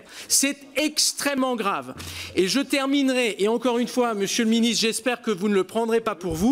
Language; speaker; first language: French; native; French